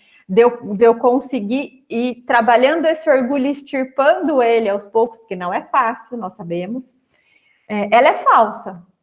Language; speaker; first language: Portuguese; native; Portuguese